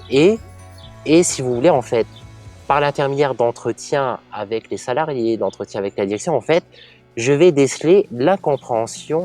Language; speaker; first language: French; native; French